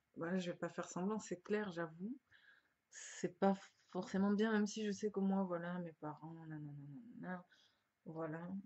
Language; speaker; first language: French; early bilingual, other home language; Lingala